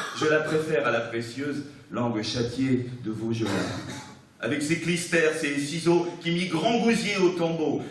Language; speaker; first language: French; native; French